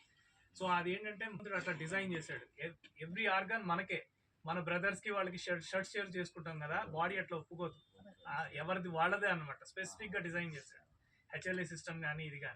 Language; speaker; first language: Telugu; native; Telugu